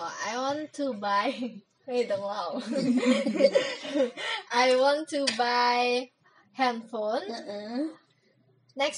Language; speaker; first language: English; non-native, learner; Indonesian